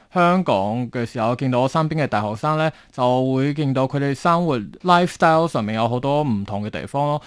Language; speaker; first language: Cantonese; non-native, fluent; Chinese